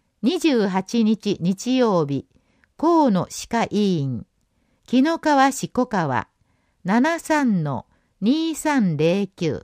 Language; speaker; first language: Japanese; native; Japanese